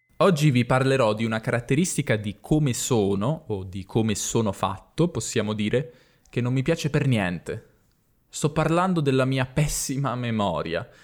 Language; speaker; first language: Italian; native; Italian